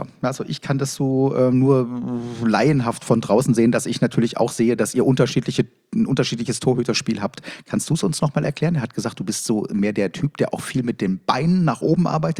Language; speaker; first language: German; native; German